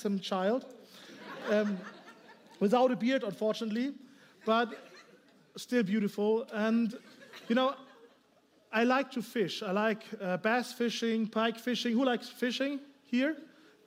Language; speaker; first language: English; non-native, learner; German